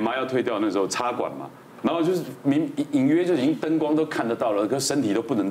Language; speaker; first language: Chinese; native; Chinese